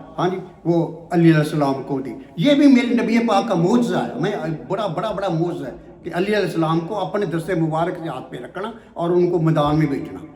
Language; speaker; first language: Urdu; non-native, local second language; Punjabi